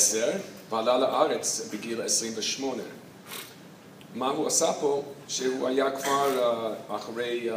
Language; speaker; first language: Hebrew; non-native, fluent; English